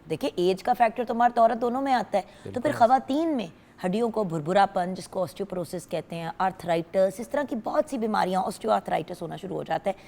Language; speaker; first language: Urdu; native; Urdu